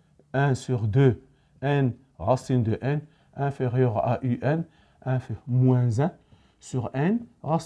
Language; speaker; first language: French; non-native, local second language; Arabic